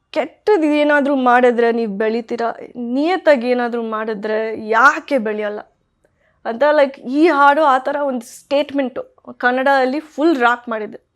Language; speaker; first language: Kannada; early bilingual, heritage; Kannada